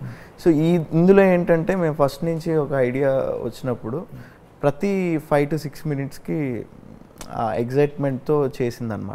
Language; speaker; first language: Telugu; native; Telugu